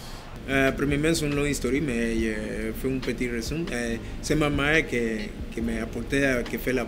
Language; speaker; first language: French; non-native, learner; Spanish